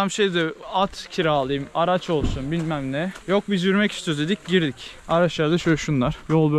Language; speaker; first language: Turkish; native; Turkish